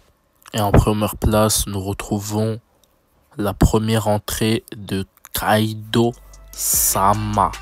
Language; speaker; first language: French; native; French